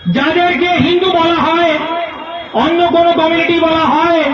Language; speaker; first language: Bangla; non-native, local second language; Hindi